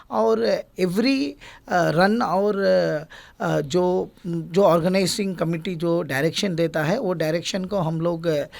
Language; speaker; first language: Hindi; non-native, local second language; Gujarati